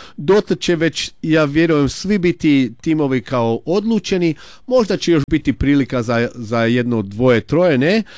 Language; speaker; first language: Croatian; early bilingual, heritage; Croatian